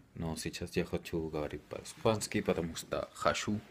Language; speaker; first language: Russian; non-native, learner; Spanish